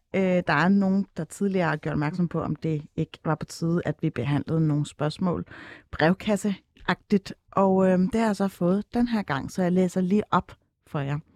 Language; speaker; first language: Danish; early bilingual, other home language; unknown